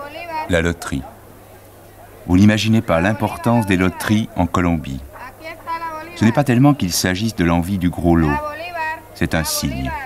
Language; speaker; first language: French; native; French